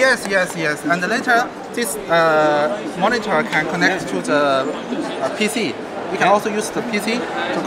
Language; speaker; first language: English; non-native, learner; Chinese